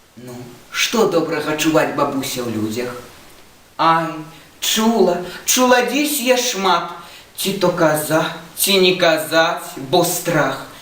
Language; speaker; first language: Belarusian; non-native, local second language; Russian